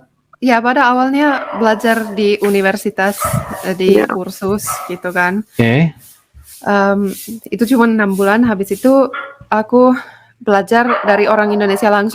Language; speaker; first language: Indonesian; non-native, fluent; Finnish